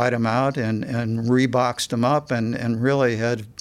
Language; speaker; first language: English; native; English